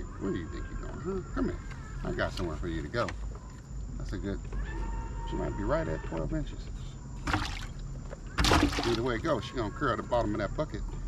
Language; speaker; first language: English; native; English